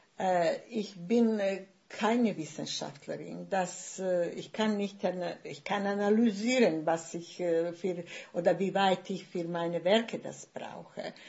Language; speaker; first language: German; non-native, fluent; Bosnian